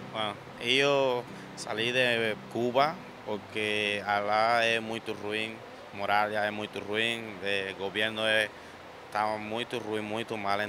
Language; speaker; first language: Portuguese; non-native, learner; Spanish